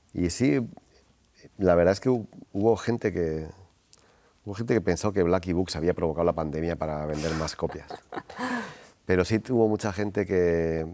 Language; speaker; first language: Spanish; native; Spanish